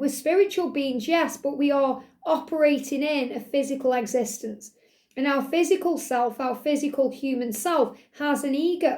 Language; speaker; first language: English; native; English